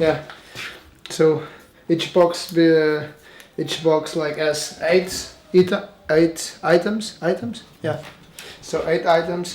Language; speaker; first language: English; non-native, learner; Portuguese